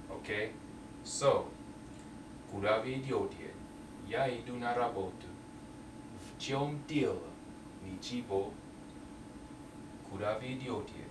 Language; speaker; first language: Russian; non-native, learner; English